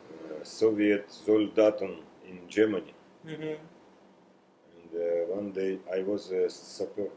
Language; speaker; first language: English; non-native, learner; Russian